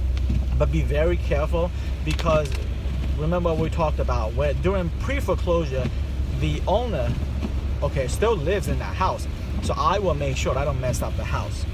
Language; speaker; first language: English; non-native, fluent; Chinese